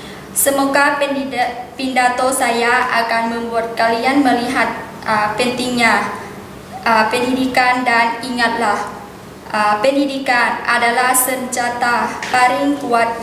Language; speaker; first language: Indonesian; non-native, learner; Lao